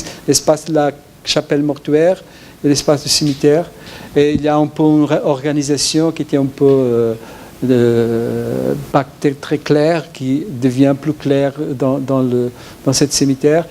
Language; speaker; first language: French; non-native, fluent; Portuguese